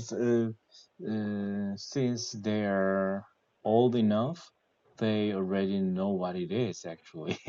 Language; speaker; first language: English; non-native, learner; Korean